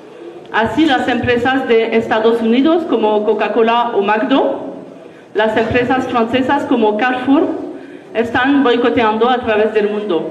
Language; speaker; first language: Spanish; non-native, learner; French